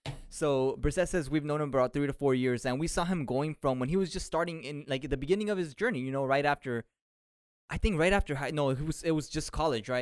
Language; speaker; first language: English; early bilingual, other home language; Spanish